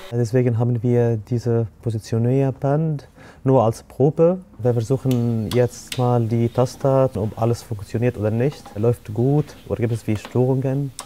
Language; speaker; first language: German; non-native, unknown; Arabic